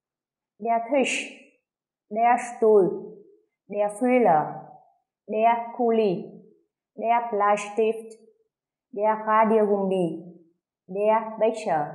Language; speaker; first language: German; non-native, fluent; Vietnamese